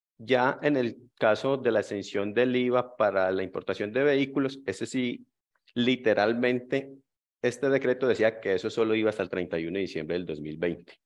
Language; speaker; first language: Spanish; native; Spanish